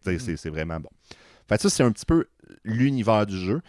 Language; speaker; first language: French; native; French